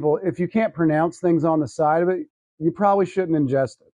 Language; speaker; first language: English; native; English